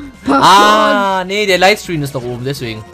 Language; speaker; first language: German; native; German